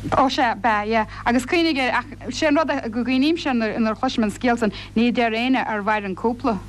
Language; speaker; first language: Irish; native; Irish